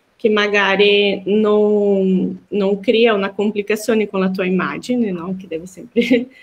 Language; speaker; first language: Italian; non-native, fluent; Portuguese